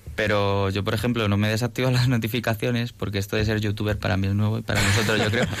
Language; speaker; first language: Spanish; native; Spanish